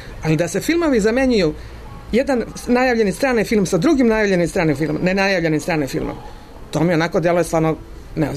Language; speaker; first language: Serbian; native; Serbian